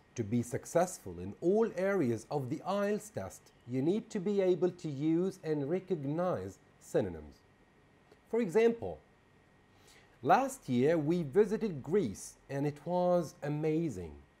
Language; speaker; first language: English; non-native, fluent; Arabic